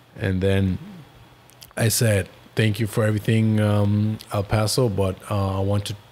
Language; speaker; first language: English; non-native, fluent; German